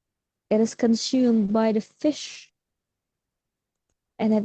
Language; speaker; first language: English; non-native, fluent; Indonesian